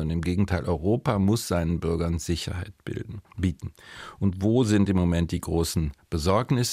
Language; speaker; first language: German; native; German